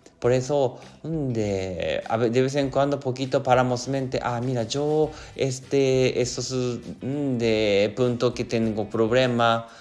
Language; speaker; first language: Spanish; non-native, learner; Japanese